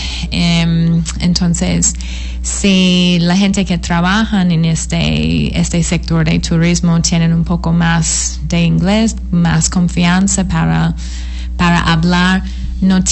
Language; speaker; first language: Spanish; non-native, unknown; English